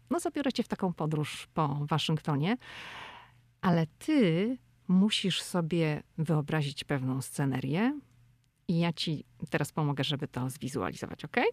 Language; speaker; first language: Polish; native; Polish